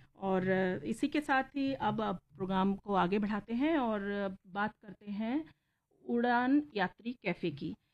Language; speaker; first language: Hindi; native; Hindi